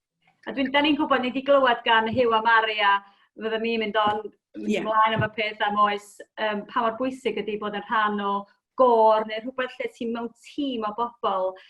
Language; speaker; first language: Welsh; native; Welsh